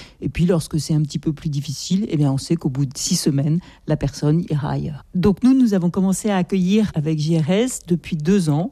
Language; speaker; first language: French; native; French